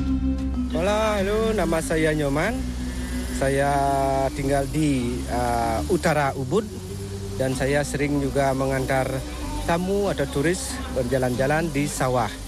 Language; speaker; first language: Indonesian; non-native, local second language; Balinese